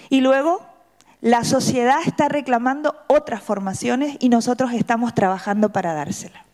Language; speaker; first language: Spanish; native; Spanish